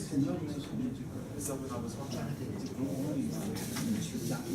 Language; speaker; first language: Chinese; native; Chinese